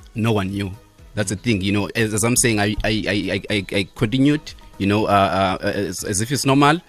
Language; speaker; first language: English; non-native, local second language; Xhosa